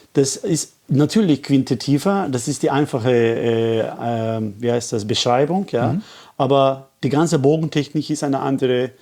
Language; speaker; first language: German; non-native, fluent; Turkish